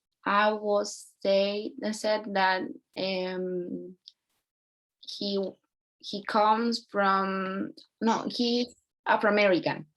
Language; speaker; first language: English; non-native, learner; Spanish